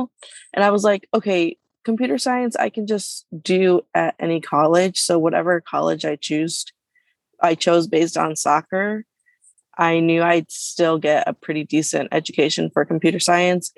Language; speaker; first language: English; native; English